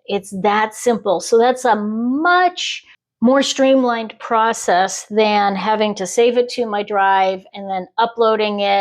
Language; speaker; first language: English; native; English